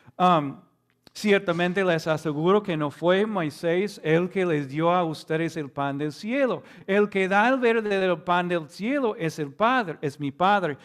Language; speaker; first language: Spanish; non-native, fluent; English